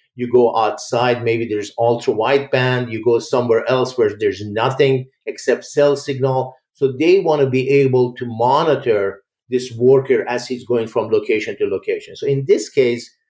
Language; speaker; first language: English; early bilingual, other home language; Persian